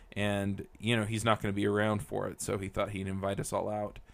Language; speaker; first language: English; native; English